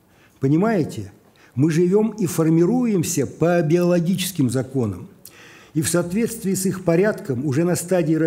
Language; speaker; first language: Russian; native; Russian